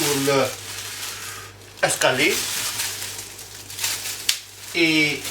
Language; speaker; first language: French; non-native, learner; Dutch